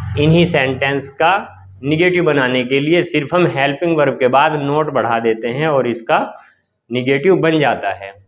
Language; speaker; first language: Urdu; native; Urdu